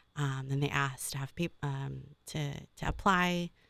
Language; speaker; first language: English; native; English